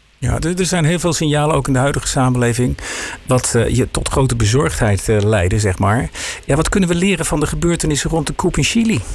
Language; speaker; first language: Dutch; native; Dutch